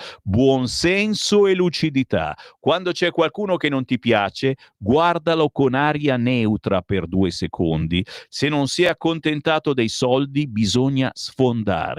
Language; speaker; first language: Italian; native; Italian